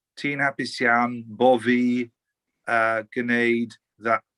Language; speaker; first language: Welsh; non-native, learner; English